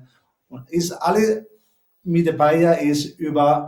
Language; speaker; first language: German; non-native, learner; Spanish